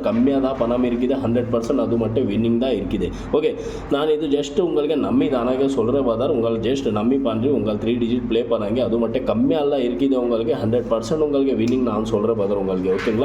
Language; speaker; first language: Tamil; non-native, local second language; Kannada